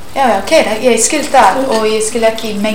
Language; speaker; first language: Icelandic; non-native, learner; English